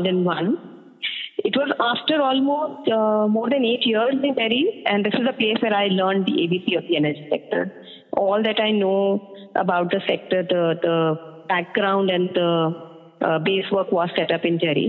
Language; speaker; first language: English; non-native, local second language; Hindi